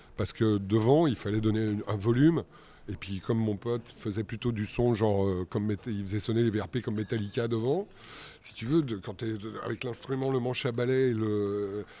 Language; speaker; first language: French; native; French